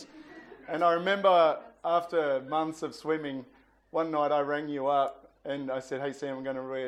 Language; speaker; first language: English; native; English